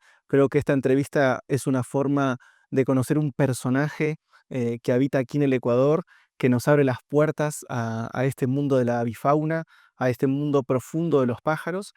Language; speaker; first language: Spanish; native; Spanish